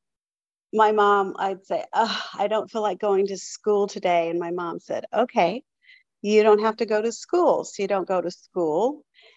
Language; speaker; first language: English; native; English